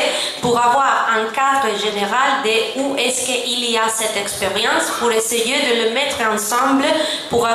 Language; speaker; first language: French; non-native, fluent; Italian